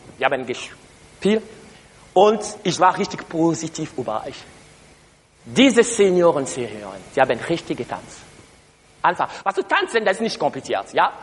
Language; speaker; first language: German; non-native, learner; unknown